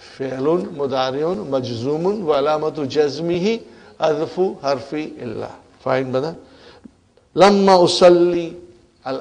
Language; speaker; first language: Arabic; non-native, fluent; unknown